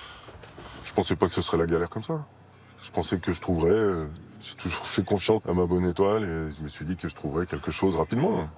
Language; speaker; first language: French; native; French